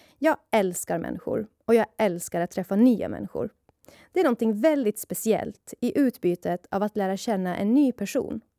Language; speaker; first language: Swedish; early bilingual, other home language; Persian